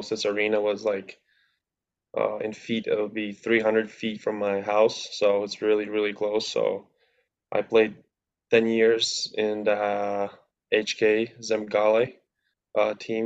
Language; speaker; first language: English; non-native, fluent; Latvian